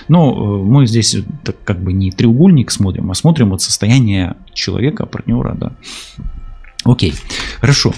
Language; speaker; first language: Russian; non-native, local second language; Ukrainian